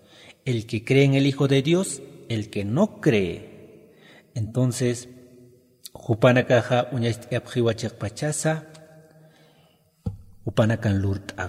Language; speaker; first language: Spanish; non-native, local second language; Aymara